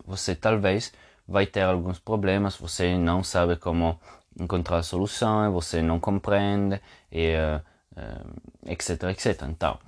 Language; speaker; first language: Portuguese; non-native, fluent; Italian